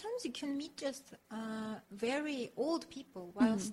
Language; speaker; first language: English; non-native, fluent; Russian